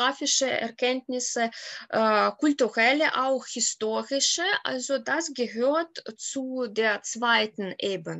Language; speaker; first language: German; non-native, fluent; Ukrainian